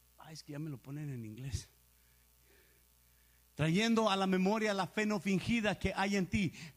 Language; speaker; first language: Spanish; early bilingual, heritage; Spanish